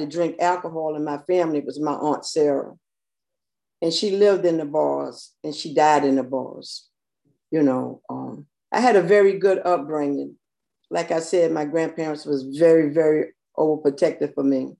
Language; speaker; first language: English; native; English